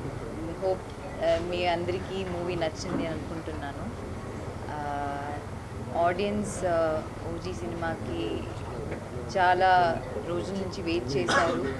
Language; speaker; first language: Telugu; non-native, fluent; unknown